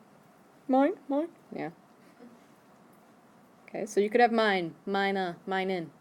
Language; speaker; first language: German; non-native, fluent; English